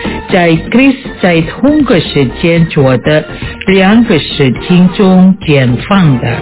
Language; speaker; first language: Chinese; non-native, fluent; Indonesian